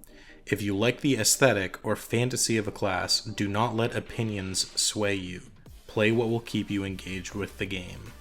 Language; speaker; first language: English; native; English